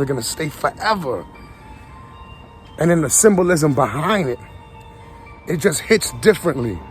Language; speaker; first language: English; native; English